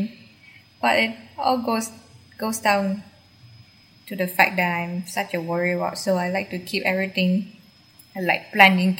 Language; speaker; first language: English; non-native, local second language; Chinese